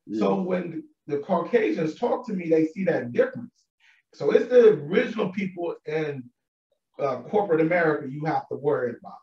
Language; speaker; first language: English; native; English